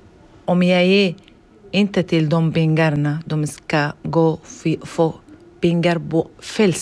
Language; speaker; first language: Swedish; non-native, learner; Arabic